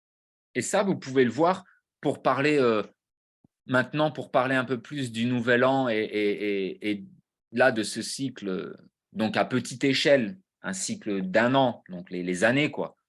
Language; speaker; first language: French; native; French